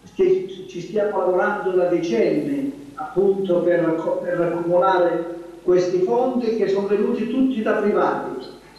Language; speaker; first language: Italian; native; Italian